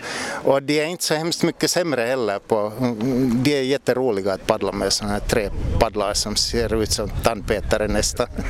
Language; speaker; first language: Swedish; native; Swedish